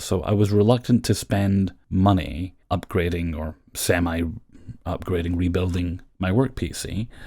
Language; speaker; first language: English; native; English